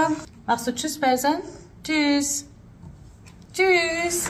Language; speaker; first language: German; native; German